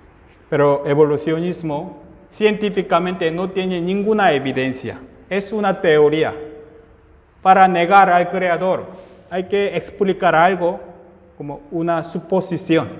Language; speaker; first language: Spanish; non-native, fluent; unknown